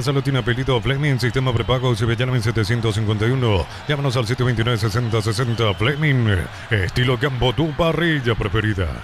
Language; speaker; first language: Spanish; native; Spanish